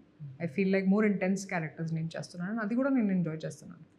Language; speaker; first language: Telugu; non-native, fluent; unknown